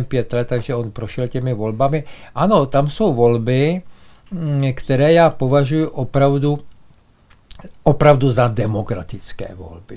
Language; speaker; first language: Czech; native; Czech